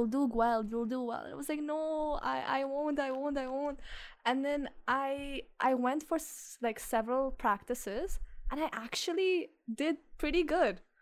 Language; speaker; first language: English; early bilingual, other home language; Russian